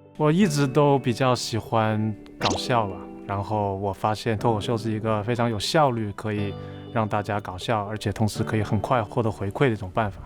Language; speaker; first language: Chinese; early bilingual, heritage; Cantonese